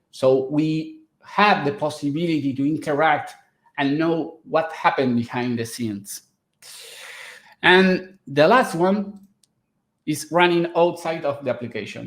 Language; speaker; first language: English; non-native, fluent; Spanish